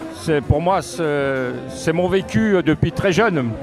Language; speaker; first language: French; non-native, fluent; English